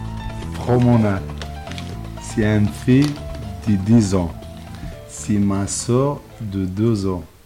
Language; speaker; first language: French; non-native, learner; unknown